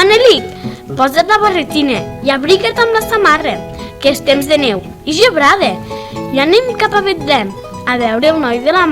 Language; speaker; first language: Catalan; native; Catalan